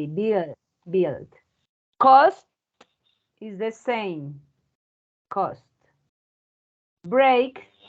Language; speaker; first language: English; non-native, fluent; Spanish